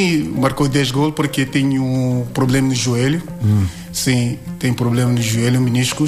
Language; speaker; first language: Portuguese; non-native, learner; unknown